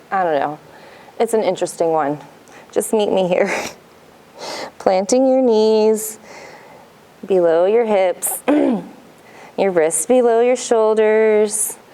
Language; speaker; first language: English; native; English